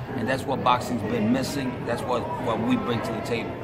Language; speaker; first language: English; native; English